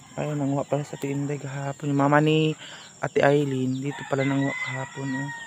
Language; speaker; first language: Filipino; non-native, local second language; Cebuano